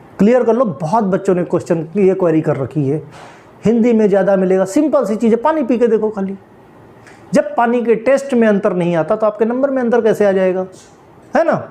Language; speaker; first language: Hindi; native; Hindi